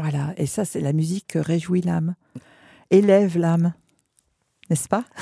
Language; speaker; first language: French; native; French